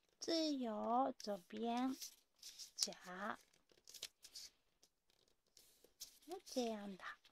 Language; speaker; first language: Chinese; non-native, learner; Japanese